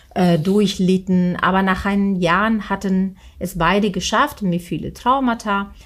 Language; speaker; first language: German; non-native, fluent; Italian